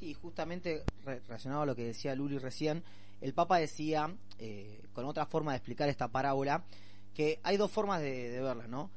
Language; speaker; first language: Spanish; native; Spanish